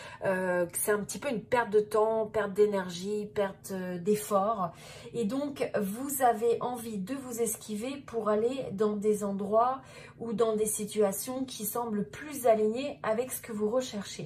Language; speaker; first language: French; native; French